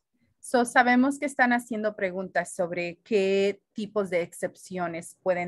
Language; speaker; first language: Spanish; early bilingual, heritage; Spanish